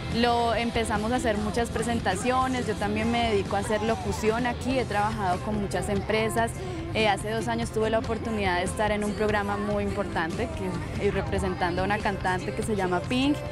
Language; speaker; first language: Spanish; native; Spanish